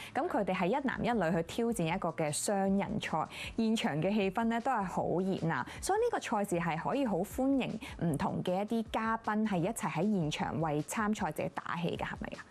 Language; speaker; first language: Cantonese; native; Cantonese